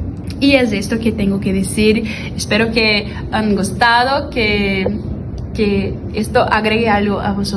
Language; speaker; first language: Spanish; non-native, learner; Portuguese